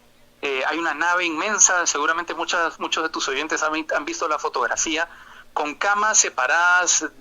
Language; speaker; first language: Spanish; native; Spanish